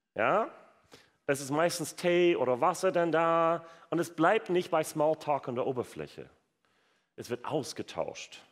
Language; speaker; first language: German; non-native, fluent; English